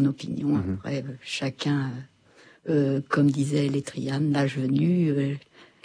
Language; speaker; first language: French; native; French